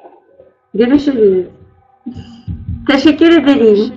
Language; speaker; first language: Turkish; non-native, learner; Russian